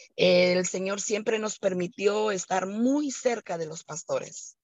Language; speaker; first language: Spanish; native; Spanish